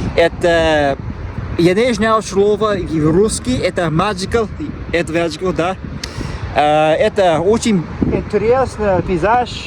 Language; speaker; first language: Russian; non-native, learner; English